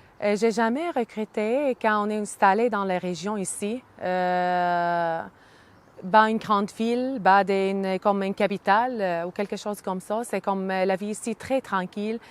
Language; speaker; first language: French; non-native, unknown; Arabic